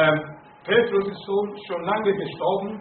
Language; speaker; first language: German; non-native, fluent; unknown